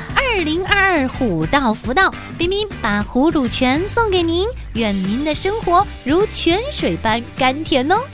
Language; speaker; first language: Chinese; native; Chinese